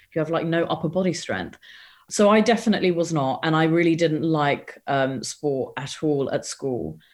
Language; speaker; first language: English; native; English